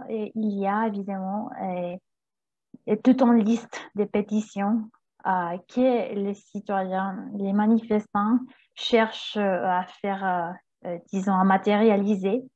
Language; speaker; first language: French; non-native, fluent; Spanish